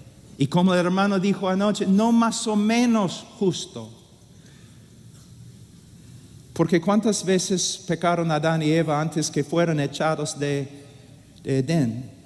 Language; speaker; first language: Spanish; non-native, fluent; English